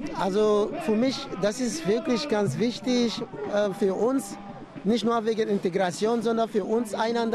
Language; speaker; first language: German; non-native, fluent; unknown